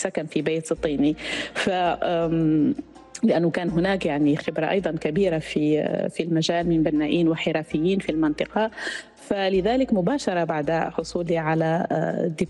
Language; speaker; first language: Arabic; native; Arabic